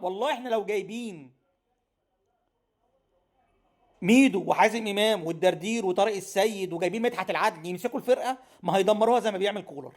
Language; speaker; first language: Arabic; native; Arabic